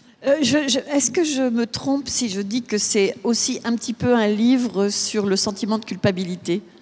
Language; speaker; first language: French; native; French